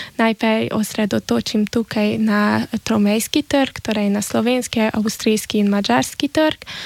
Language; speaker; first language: Slovenian; early bilingual, heritage; Slovenian